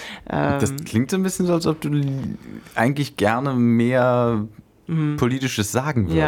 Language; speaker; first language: German; native; German